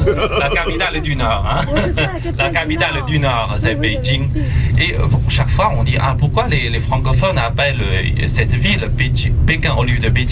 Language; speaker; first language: French; non-native, fluent; Chinese